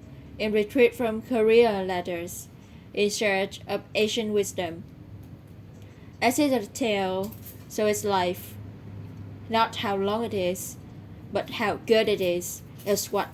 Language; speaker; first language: English; non-native, learner; Vietnamese